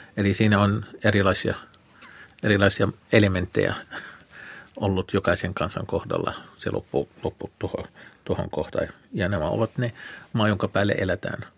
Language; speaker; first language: Finnish; non-native, fluent; Arabic